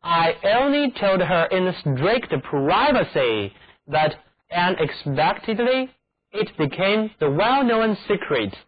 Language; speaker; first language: English; non-native, fluent; Chinese